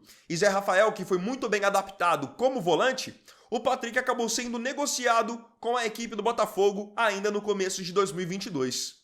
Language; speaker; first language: Portuguese; native; Portuguese